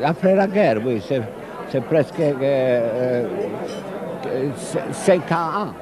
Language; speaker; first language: French; non-native, fluent; Polish